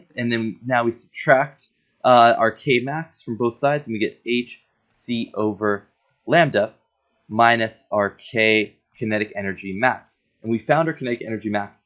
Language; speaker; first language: English; native; English